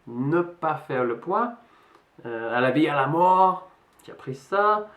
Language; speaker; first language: French; non-native, fluent; English